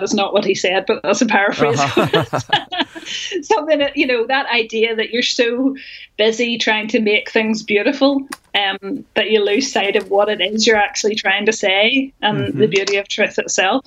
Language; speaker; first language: English; native; English